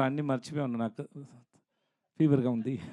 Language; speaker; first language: Telugu; non-native, learner; Tamil